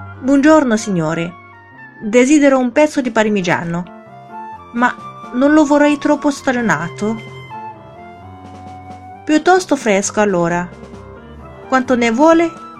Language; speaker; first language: Italian; non-native, fluent; Chinese